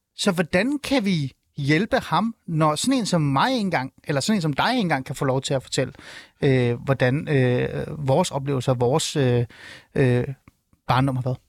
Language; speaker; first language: Danish; early bilingual, other home language; Persian